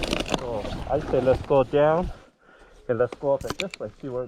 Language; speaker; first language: English; native; English